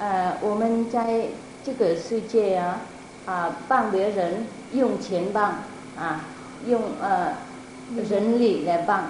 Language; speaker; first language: Chinese; non-native, fluent; Vietnamese